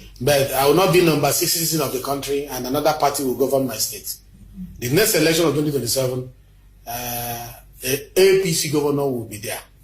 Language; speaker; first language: English; non-native, local second language; Igbo